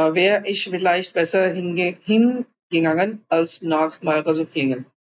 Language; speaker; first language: German; non-native, learner; Hindi